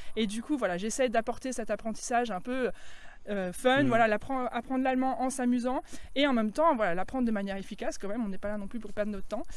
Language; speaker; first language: French; native; French